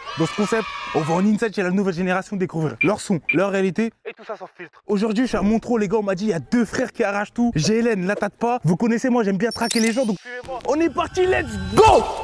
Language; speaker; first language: French; native; French